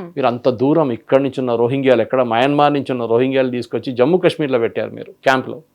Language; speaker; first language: Telugu; non-native, local second language; Malayalam